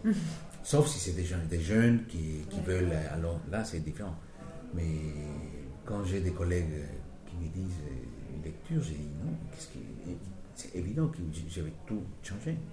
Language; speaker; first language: French; non-native, fluent; Spanish